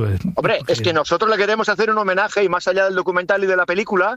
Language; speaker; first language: Spanish; native; Spanish